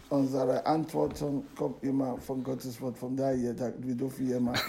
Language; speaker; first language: German; non-native, learner; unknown